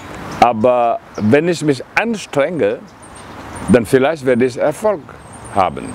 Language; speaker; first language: German; non-native, fluent; Wolof